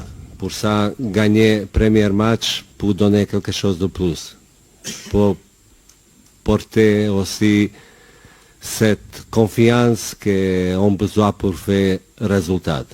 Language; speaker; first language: French; non-native, learner; Bosnian